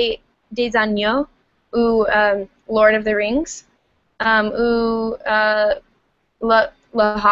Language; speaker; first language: French; non-native, learner; English